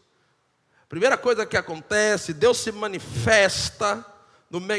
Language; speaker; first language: Portuguese; native; Portuguese